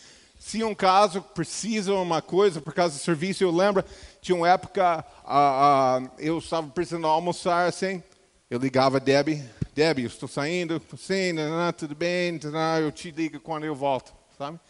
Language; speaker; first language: Portuguese; non-native, fluent; English